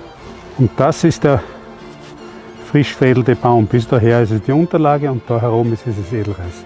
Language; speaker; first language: German; native; German